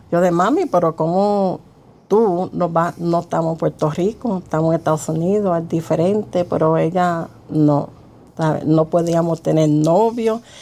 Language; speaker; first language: Spanish; early bilingual, heritage; Spanish